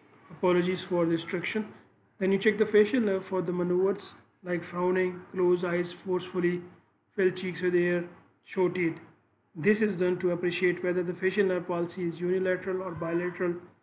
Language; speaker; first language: English; non-native, local second language; Urdu